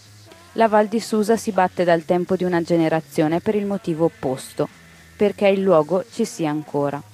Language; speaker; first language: Italian; native; Italian